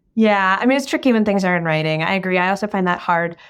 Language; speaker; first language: English; native; English